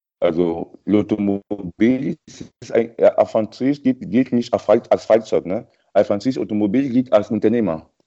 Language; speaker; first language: German; non-native, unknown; French